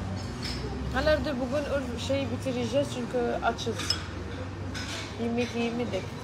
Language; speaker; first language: Turkish; non-native, learner; Arabic